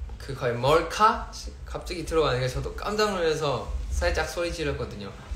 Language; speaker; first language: Korean; non-native, fluent; Thai